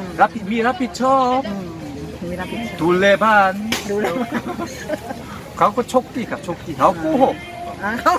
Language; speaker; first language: Thai; non-native, learner; Korean